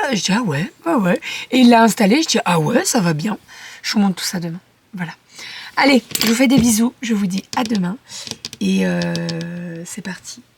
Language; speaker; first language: French; native; French